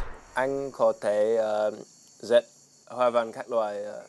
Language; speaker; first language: Vietnamese; non-native, learner; English